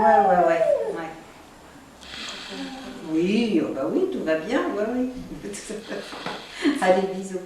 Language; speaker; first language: French; native; French